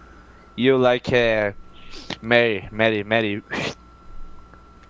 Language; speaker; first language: English; non-native, learner; Portuguese